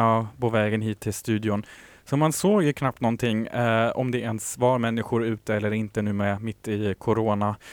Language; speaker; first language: Swedish; native; Swedish